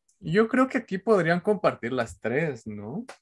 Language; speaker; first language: Spanish; native; Spanish